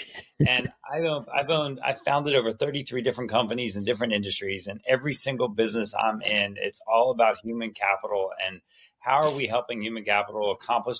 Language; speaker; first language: English; native; English